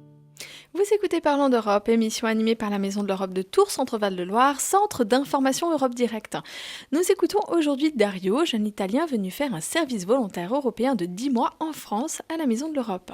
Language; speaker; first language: French; native; French